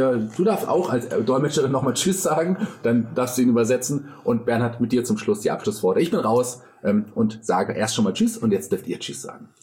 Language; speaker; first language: German; native; German